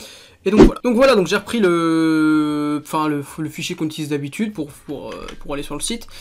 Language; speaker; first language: French; native; French